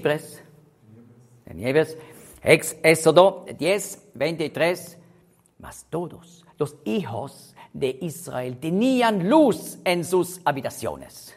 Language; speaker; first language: Spanish; non-native, learner; German